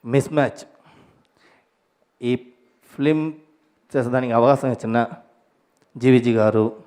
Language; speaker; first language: Telugu; non-native, learner; Tamil